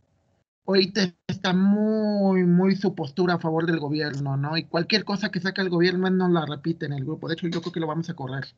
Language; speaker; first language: Spanish; native; Spanish